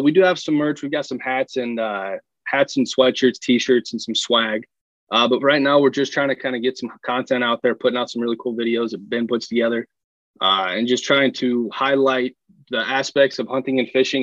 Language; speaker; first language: English; native; English